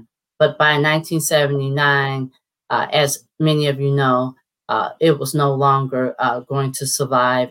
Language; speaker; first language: English; native; English